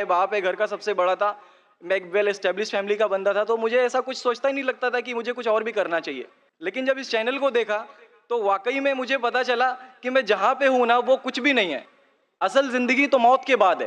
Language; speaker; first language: Hindi; native; Hindi